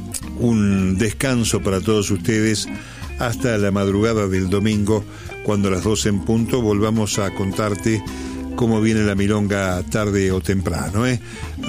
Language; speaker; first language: Spanish; native; Spanish